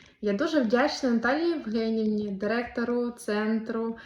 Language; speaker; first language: Ukrainian; native; Ukrainian